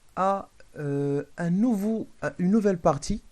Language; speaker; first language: French; non-native, local second language; Arabic